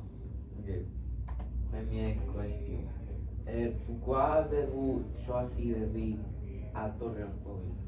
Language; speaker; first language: French; non-native, learner; Spanish